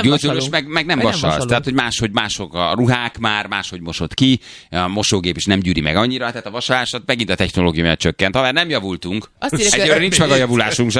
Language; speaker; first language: Hungarian; native; Hungarian